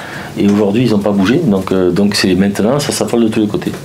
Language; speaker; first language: French; native; French